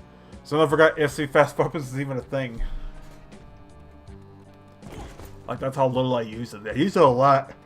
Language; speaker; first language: English; native; English